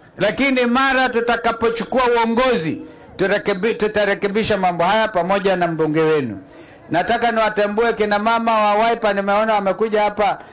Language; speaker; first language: Swahili; non-native, local second language; Kamba